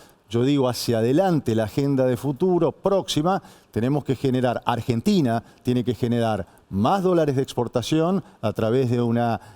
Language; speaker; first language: Spanish; native; Spanish